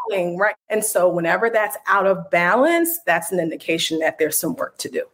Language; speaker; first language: English; native; English